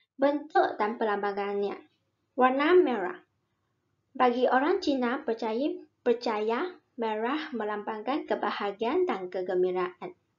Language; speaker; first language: Malay; non-native, local second language; Min Nan Chinese